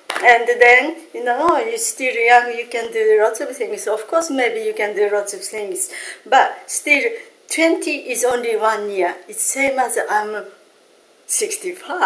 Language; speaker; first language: English; non-native, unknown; Japanese